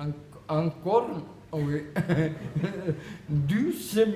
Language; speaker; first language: French; non-native, learner; Portuguese